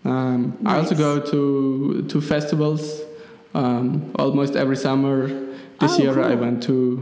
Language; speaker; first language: English; non-native, fluent; German